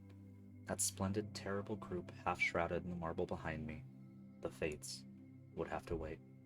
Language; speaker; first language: English; native; English